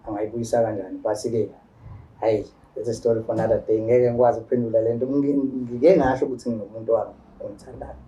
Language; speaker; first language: Zulu; native; Zulu